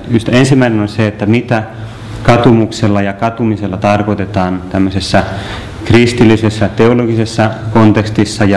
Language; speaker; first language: Finnish; native; Finnish